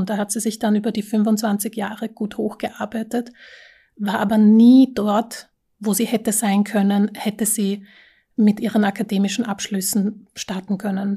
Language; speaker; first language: German; early bilingual, other home language; Slovak